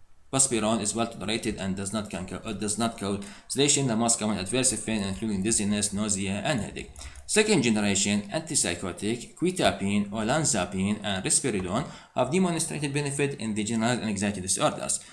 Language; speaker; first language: English; non-native, fluent; Arabic